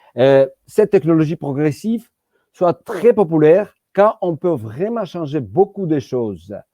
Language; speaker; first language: French; non-native, fluent; Georgian